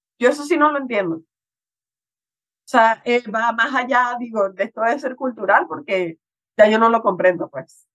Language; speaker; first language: Spanish; native; Spanish